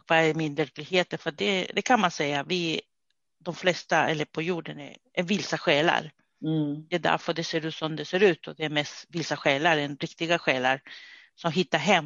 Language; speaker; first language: Swedish; non-native, fluent; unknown